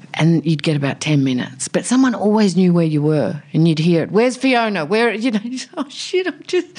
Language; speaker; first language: English; native; English